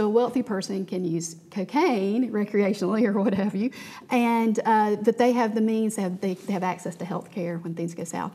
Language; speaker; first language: English; native; English